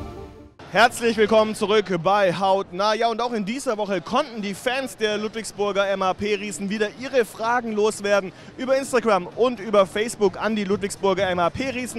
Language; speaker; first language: German; native; German